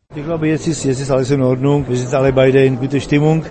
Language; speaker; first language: German; non-native, fluent; Czech